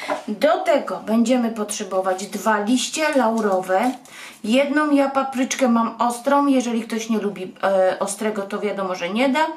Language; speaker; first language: Polish; native; Polish